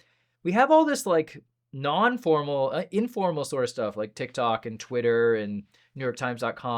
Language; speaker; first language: English; native; English